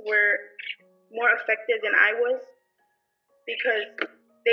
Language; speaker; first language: English; early bilingual, other home language; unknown